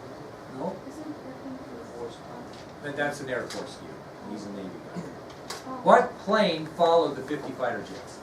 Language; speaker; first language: English; native; English